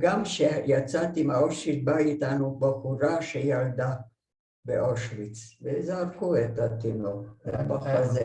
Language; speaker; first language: Hebrew; non-native, fluent; Hungarian